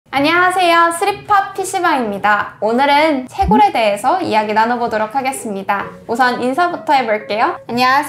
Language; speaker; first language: Korean; native; Korean